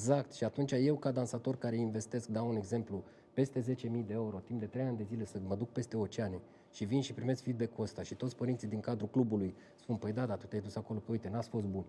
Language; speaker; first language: Romanian; native; Romanian